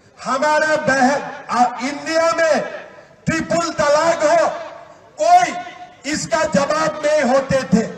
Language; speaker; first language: Hindi; non-native, local second language; Assamese